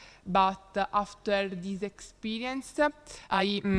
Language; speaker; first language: English; non-native, learner; Italian